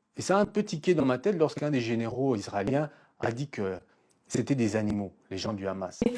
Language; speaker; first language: French; non-native, local second language; Lingala